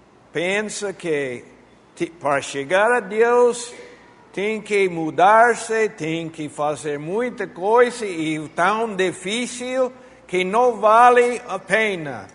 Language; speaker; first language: Portuguese; non-native, fluent; Spanish